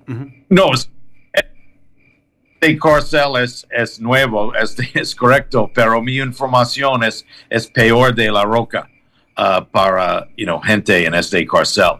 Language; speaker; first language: Spanish; non-native, learner; English